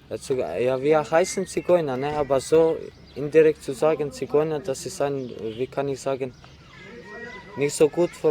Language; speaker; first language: German; non-native, learner; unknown